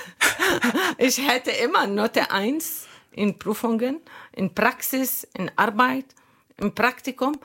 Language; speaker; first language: German; non-native, learner; Arabic